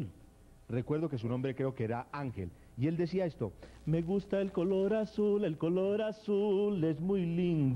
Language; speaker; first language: Spanish; native; Spanish